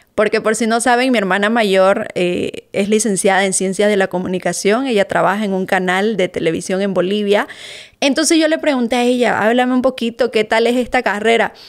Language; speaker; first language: Spanish; native; Spanish